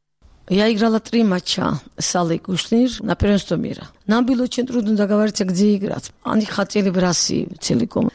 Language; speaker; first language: Russian; non-native, local second language; Georgian